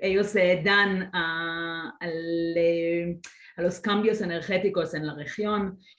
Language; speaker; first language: Spanish; non-native, fluent; Hebrew